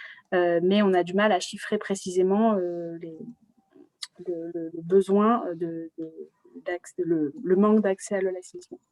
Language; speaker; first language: French; native; French